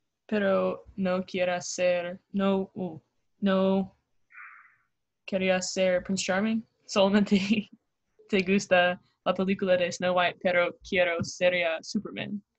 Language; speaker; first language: Spanish; non-native, learner; English